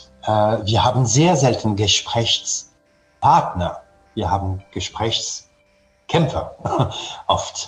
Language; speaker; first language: German; non-native, fluent; French